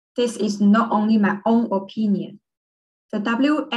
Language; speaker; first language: English; early bilingual, other home language; Chinese